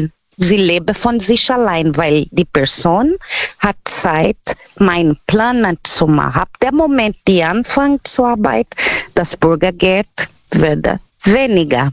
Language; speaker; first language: German; non-native, learner; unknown